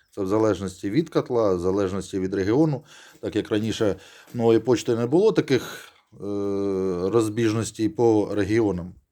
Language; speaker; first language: Ukrainian; native; Ukrainian